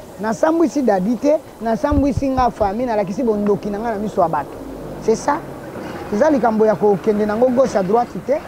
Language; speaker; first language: Lingala; native; Lingala